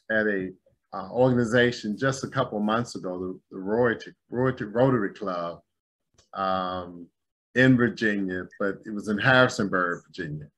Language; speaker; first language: English; native; English